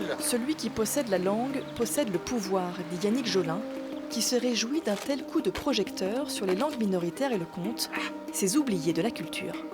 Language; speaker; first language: French; native; French